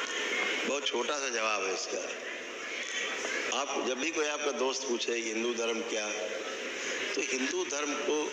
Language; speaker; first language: Hindi; native; Hindi